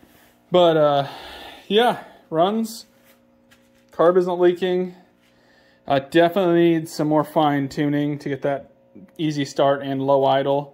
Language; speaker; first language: English; native; English